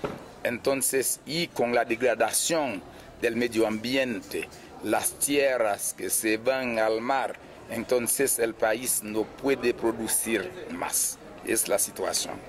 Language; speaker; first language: Spanish; non-native, fluent; Haitian Creole